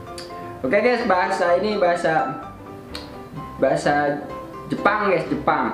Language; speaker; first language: Indonesian; non-native, local second language; Sundanese